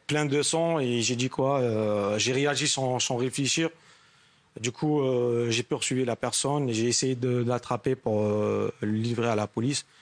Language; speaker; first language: French; non-native, local second language; Arabic